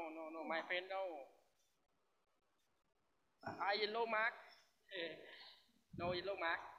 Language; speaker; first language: English; non-native, learner; Thai